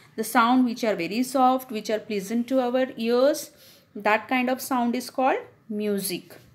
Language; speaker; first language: English; non-native, local second language; Hindi